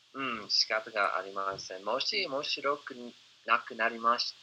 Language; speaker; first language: Japanese; non-native, fluent; English